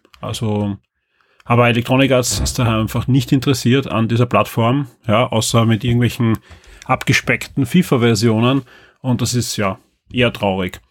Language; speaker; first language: German; native; German